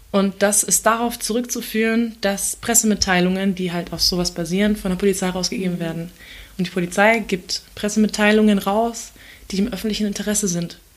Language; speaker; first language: German; early bilingual, other home language; Turkish